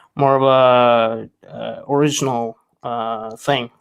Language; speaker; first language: English; non-native, fluent; Norwegian